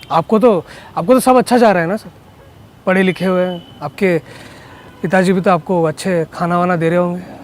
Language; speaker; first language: Hindi; non-native, local second language; Telugu